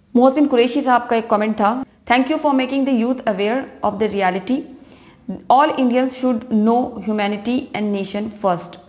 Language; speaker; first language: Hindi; native; Hindi